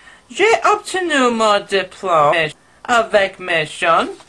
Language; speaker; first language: French; non-native, learner; English